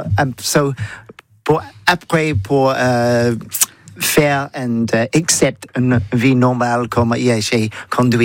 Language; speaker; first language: French; non-native, learner; English